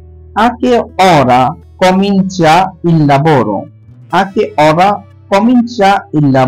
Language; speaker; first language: Italian; non-native, fluent; Bangla